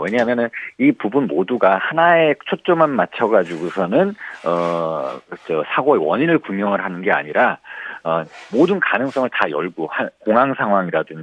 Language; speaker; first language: Korean; native; Korean